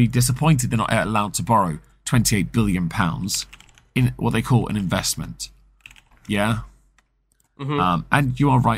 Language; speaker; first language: English; native; English